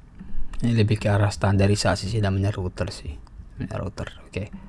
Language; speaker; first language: Indonesian; native; Indonesian